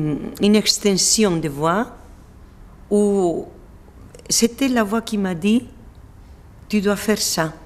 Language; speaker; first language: French; non-native, fluent; Spanish